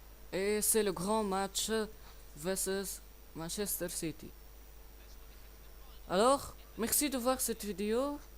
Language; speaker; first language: French; non-native, learner; English